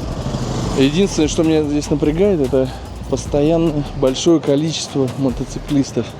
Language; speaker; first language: Russian; native; Russian